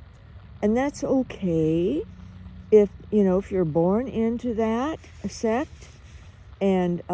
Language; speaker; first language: English; native; English